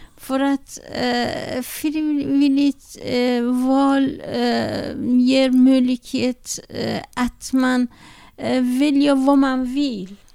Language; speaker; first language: Swedish; non-native, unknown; Persian